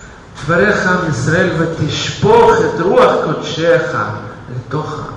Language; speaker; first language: Hebrew; non-native, fluent; Russian